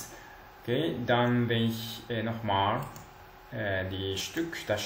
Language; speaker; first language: German; non-native, learner; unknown